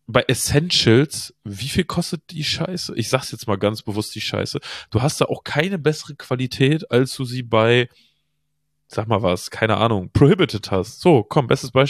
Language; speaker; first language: German; native; German